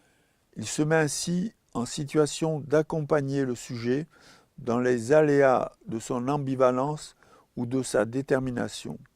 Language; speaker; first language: French; native; French